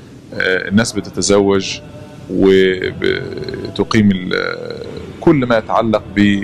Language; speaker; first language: Arabic; native; Arabic